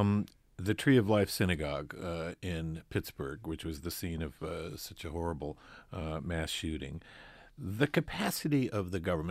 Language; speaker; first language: English; native; English